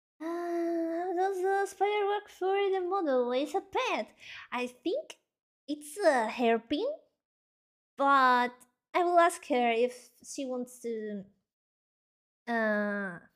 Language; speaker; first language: English; non-native, learner; Spanish